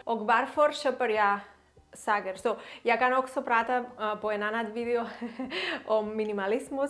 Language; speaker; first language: Swedish; non-native, learner; Catalan